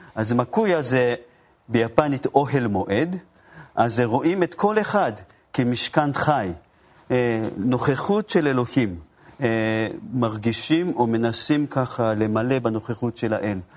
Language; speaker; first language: Hebrew; non-native, fluent; Japanese